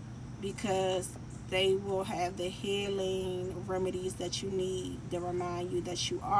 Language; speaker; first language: English; native; English